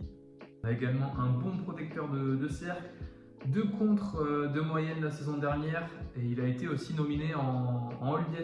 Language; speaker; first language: French; native; French